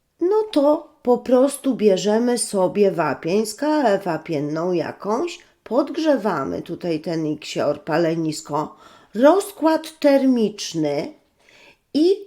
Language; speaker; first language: Polish; native; Polish